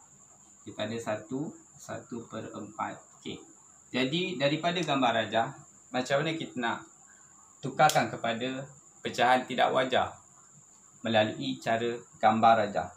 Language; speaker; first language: Malay; native; Malay